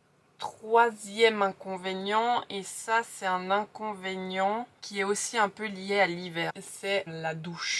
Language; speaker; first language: French; native; French